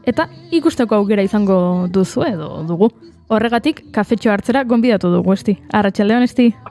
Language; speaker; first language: Basque; native; Basque